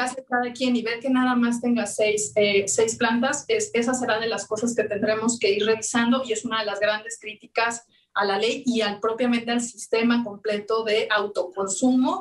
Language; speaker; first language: Spanish; native; Spanish